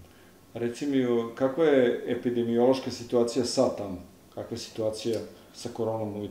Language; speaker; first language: Serbian; native; Serbian